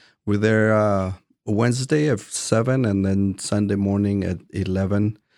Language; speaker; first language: English; non-native, fluent; Spanish